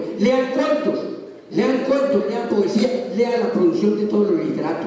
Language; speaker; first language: Spanish; native; Spanish